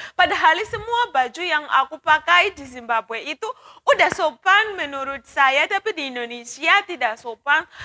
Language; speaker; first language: Indonesian; non-native, fluent; Shona